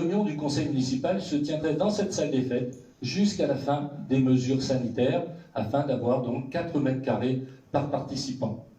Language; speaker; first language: French; native; French